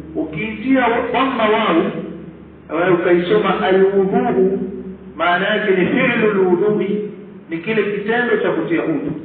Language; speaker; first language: Swahili; native; Swahili